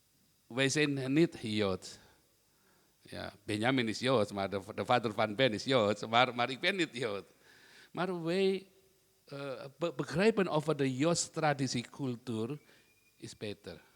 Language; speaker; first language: Dutch; non-native, learner; Indonesian